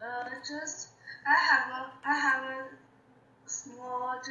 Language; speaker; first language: English; non-native, learner; Chinese